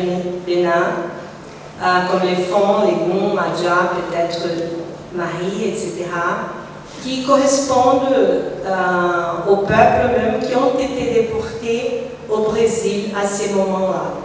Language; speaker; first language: French; non-native, fluent; Portuguese